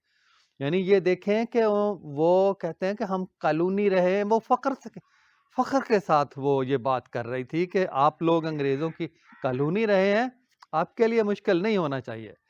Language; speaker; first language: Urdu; non-native, local second language; Punjabi